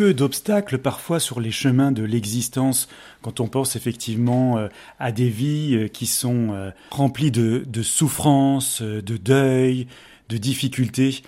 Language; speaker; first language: French; native; French